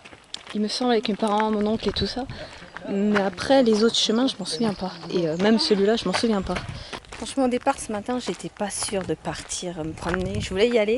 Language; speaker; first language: French; native; French